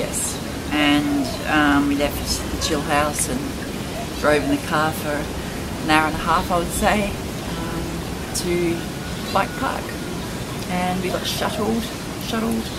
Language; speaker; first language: English; native; English